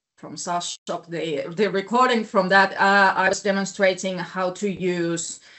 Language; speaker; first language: English; non-native, fluent; Finnish